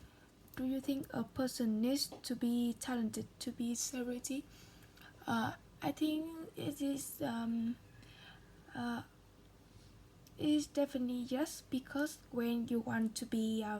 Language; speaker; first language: English; non-native, learner; Vietnamese